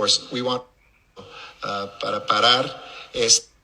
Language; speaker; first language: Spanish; non-native, local second language; English